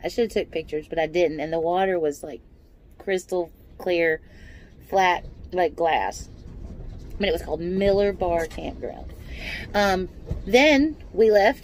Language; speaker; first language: English; native; English